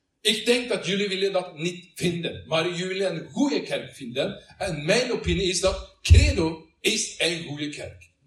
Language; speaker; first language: Dutch; non-native, learner; Norwegian